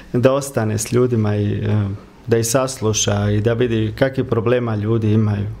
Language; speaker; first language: Croatian; early bilingual, heritage; Croatian